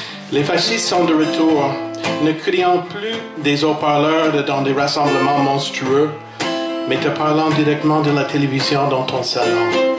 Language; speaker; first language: French; non-native, fluent; English